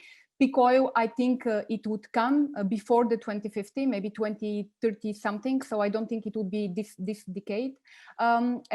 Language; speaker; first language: English; non-native, fluent; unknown